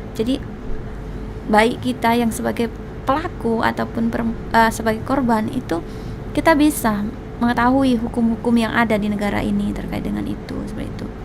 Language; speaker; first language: Indonesian; native; Indonesian